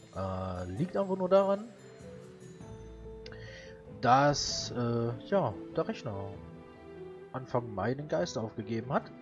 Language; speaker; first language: German; native; German